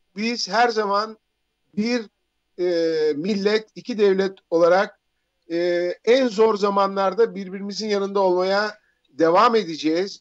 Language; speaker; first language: Turkish; native; Turkish